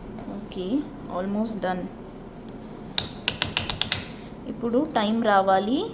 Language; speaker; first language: Telugu; non-native, learner; Marathi